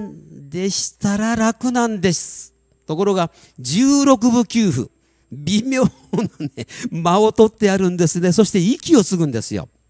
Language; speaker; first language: Japanese; native; Japanese